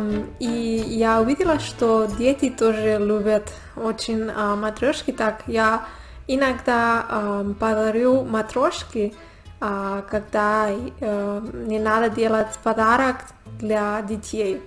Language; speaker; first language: Russian; non-native, learner; Spanish